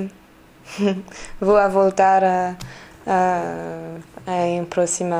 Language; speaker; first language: Portuguese; early bilingual, heritage; French